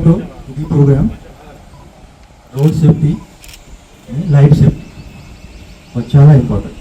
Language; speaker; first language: Telugu; non-native, learner; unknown